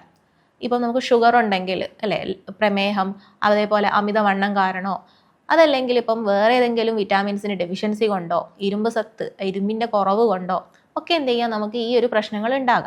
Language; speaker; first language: Malayalam; native; Malayalam